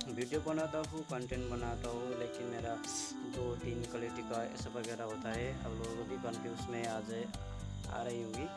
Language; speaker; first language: Hindi; non-native, local second language; Nepali